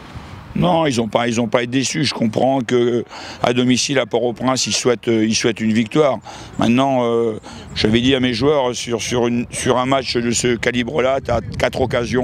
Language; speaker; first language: French; native; French